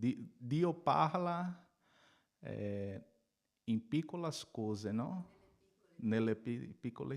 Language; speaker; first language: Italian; non-native, learner; Portuguese